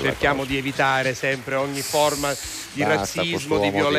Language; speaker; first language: Italian; native; Italian